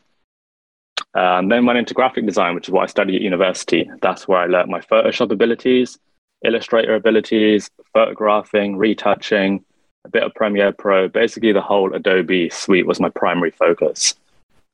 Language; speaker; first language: English; native; English